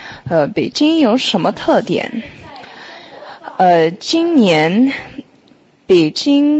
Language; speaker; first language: Chinese; non-native, learner; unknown